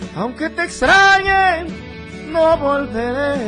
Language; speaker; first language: Spanish; native; Spanish